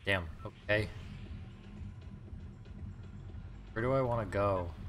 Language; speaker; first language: English; native; English